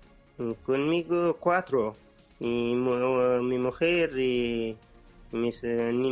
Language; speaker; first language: Spanish; non-native, learner; Persian